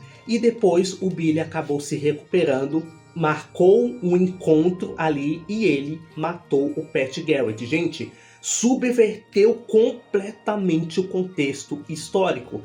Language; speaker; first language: Portuguese; native; Portuguese